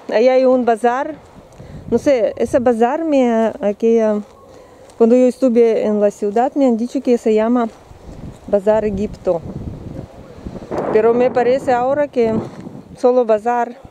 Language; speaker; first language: Spanish; non-native, learner; Russian